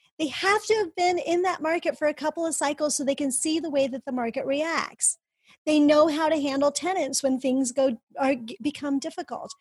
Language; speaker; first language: English; early bilingual, other home language; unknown